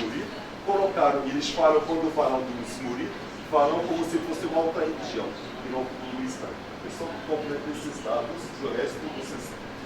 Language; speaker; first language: Portuguese; non-native, fluent; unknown